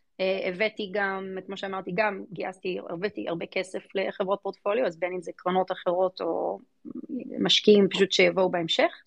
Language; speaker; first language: Hebrew; early bilingual, other home language; English